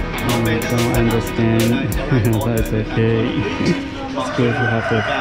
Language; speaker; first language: English; non-native, fluent; Chinese